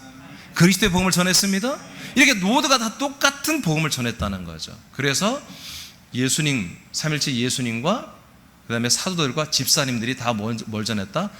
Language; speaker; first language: Korean; native; Korean